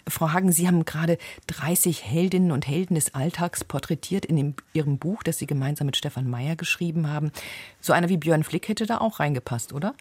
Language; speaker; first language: German; native; German